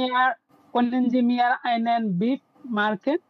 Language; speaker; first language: German; non-native, learner; Bangla